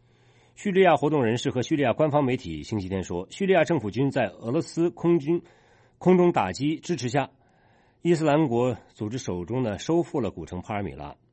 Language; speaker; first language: Chinese; native; Chinese